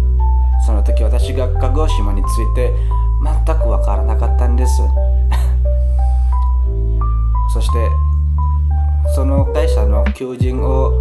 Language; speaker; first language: Japanese; non-native, learner; Indonesian